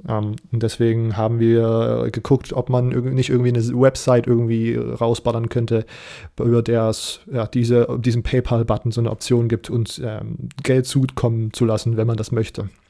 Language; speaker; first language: German; native; German